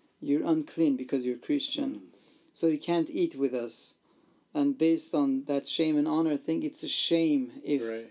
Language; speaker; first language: English; non-native, fluent; Armenian